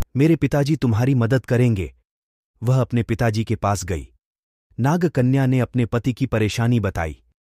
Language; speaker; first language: Hindi; non-native, local second language; Gujarati